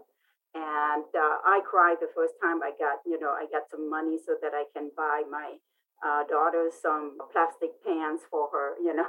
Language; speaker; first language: English; non-native, fluent; Lao